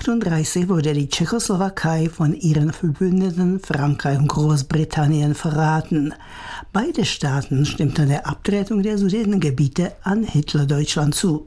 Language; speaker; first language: German; native; German